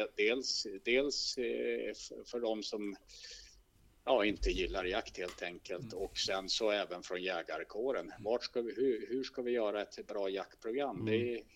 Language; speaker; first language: Swedish; native; Swedish